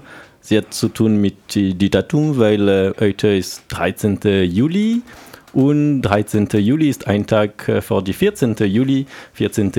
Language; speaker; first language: German; non-native, learner; French